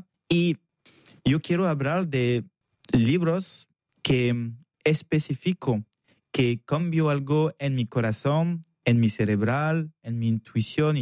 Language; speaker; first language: Spanish; non-native, learner; French